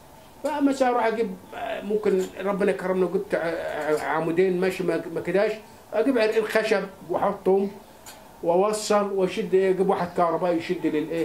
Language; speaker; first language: Arabic; native; Arabic